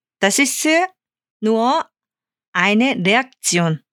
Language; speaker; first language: German; non-native, fluent; Korean